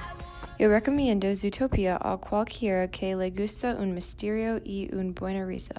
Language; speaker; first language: Spanish; non-native, learner; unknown